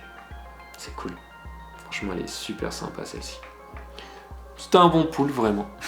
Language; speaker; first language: French; native; French